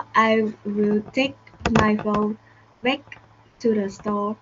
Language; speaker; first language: English; non-native, learner; Vietnamese